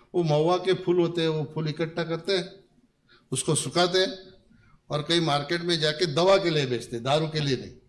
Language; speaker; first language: Hindi; non-native, local second language; Marathi